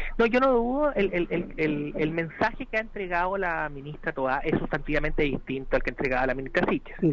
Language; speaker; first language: Spanish; native; Spanish